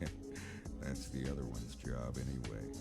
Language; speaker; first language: English; native; English